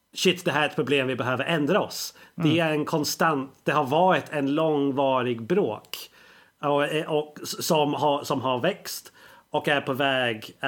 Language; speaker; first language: Swedish; non-native, fluent; English